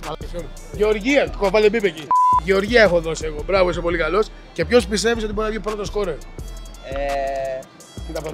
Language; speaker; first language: Greek; native; Greek